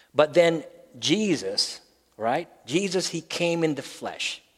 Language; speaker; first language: English; non-native, local second language; Filipino